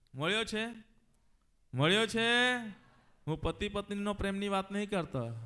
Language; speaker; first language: Gujarati; non-native, local second language; Gamit